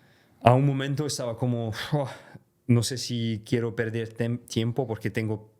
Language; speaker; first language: Spanish; non-native, fluent; French